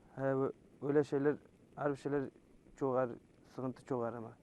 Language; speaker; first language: Turkish; non-native, learner; Persian